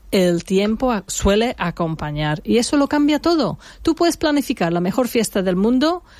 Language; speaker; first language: Spanish; non-native, fluent; English